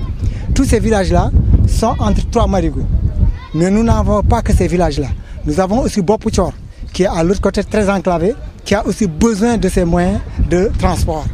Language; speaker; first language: French; non-native, local second language; Wolof